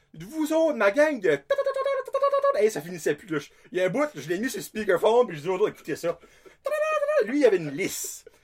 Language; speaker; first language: French; native; French